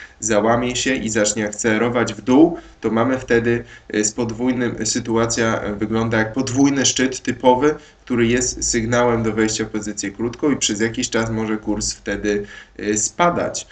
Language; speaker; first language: Polish; native; Polish